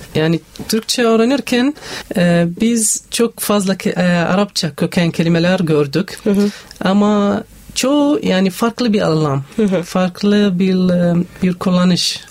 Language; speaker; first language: Turkish; non-native, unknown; Arabic